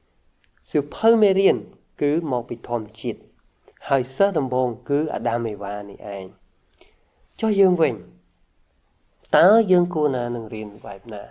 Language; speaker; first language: Khmer; native; Khmer